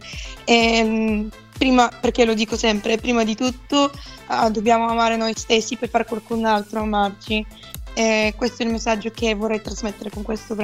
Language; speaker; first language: Italian; non-native, fluent; Bulgarian